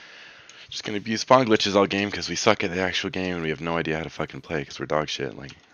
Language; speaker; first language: English; native; English